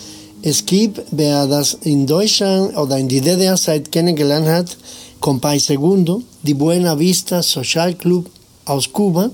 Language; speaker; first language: German; non-native, fluent; Spanish